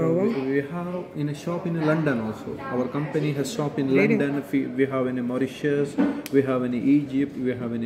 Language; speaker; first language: English; non-native, learner; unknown